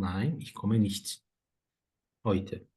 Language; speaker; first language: German; non-native, fluent; Turkish